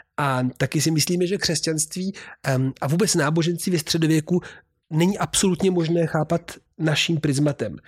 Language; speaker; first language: Czech; non-native, fluent; Italian